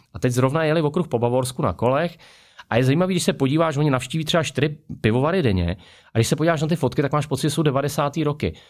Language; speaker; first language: Czech; native; Czech